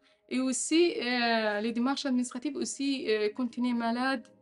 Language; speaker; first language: French; non-native, fluent; Arabic